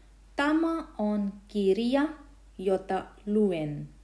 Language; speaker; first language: Finnish; non-native, fluent; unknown